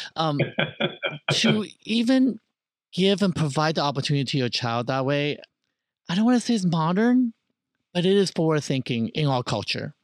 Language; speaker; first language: English; early bilingual, other home language; Chinese